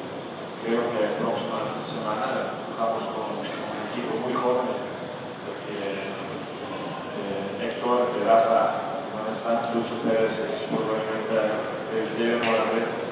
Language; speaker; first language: Spanish; non-native, learner; Dutch